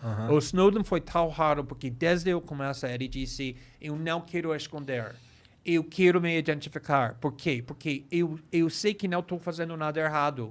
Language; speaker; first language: Portuguese; non-native, fluent; English